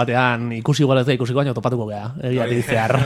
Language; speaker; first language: Basque; native; Basque